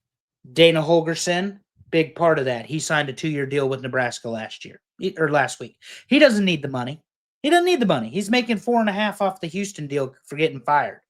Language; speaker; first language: English; native; English